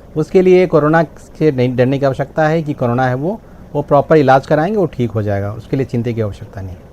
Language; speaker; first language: Hindi; native; Hindi